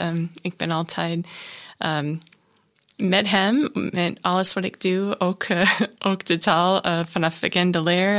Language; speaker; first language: Dutch; non-native, learner; English